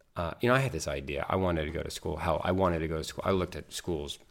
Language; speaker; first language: English; native; English